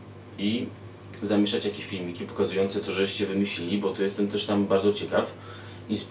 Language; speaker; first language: Polish; native; Polish